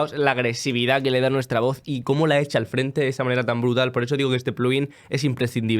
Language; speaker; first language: Spanish; native; Spanish